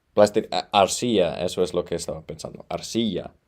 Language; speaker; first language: Spanish; non-native, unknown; English